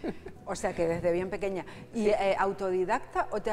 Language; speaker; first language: Spanish; native; Spanish